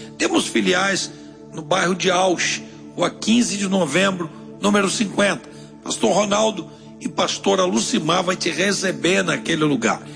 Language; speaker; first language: Portuguese; native; Portuguese